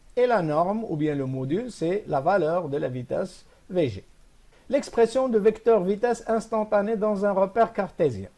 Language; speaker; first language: French; non-native, local second language; Arabic